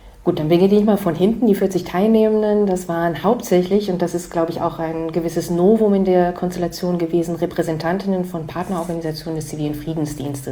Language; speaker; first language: German; native; German